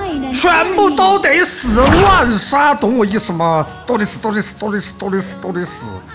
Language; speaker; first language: Chinese; native; Chinese